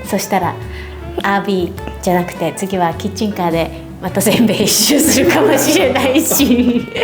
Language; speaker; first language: Japanese; native; Japanese